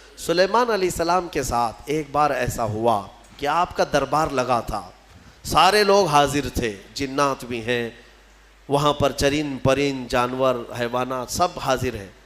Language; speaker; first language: Urdu; native; Urdu